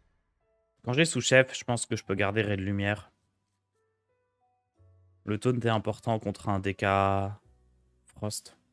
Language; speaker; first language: French; native; French